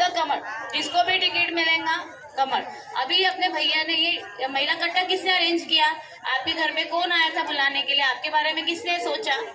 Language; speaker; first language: Hindi; non-native, local second language; Marathi